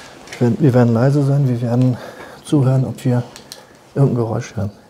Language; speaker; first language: German; native; German